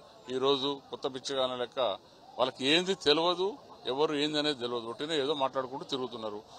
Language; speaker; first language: Telugu; native; Telugu